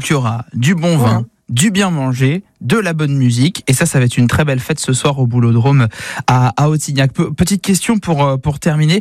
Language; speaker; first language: French; native; French